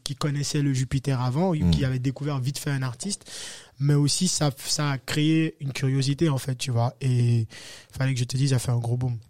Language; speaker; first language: French; native; French